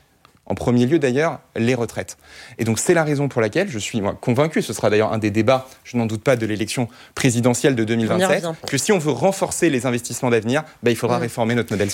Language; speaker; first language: French; native; French